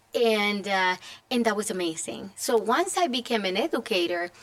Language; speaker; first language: English; non-native, fluent; Spanish